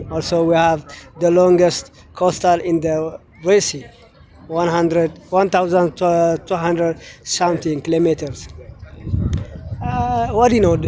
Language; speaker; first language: English; non-native, learner; Tigrinya